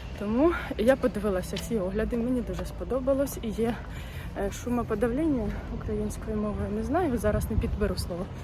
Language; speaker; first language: Ukrainian; non-native, local second language; Russian